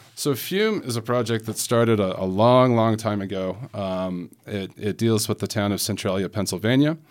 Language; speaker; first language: English; native; English